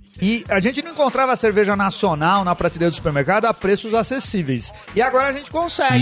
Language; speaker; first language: Portuguese; native; Portuguese